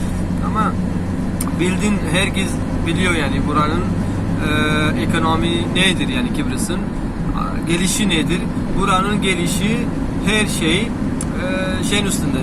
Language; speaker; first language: Turkish; non-native, learner; Urdu